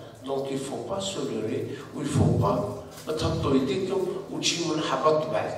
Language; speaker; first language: French; non-native, local second language; Arabic